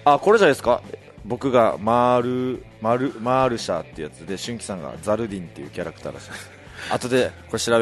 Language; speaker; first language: Japanese; native; Japanese